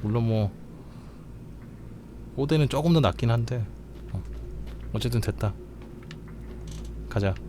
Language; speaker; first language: Korean; native; Korean